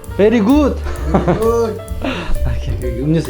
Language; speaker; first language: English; non-native, learner; Korean